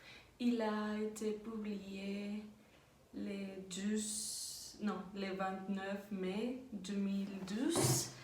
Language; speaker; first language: French; non-native, learner; Spanish